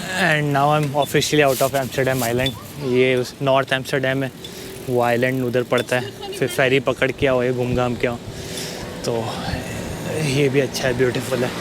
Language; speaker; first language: Hindi; native; Hindi